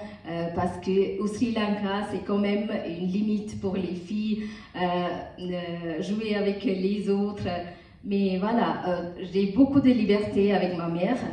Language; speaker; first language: French; non-native, learner; Tamil